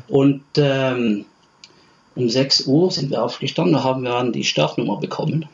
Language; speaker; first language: German; non-native, fluent; Norwegian